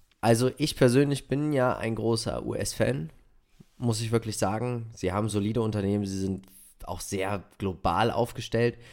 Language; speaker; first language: German; native; German